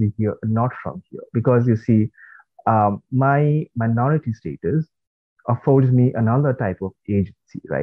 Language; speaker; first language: English; non-native, local second language; Nepali